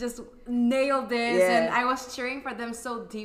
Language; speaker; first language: English; non-native, fluent; Portuguese